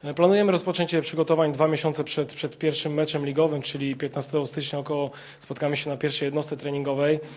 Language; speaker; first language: Polish; native; Polish